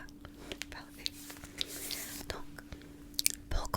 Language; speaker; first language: French; non-native, fluent; English